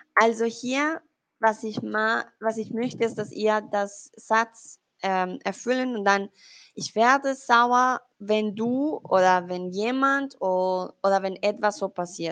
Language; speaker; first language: German; non-native, learner; Spanish